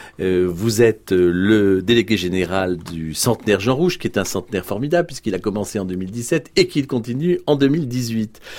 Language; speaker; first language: French; native; French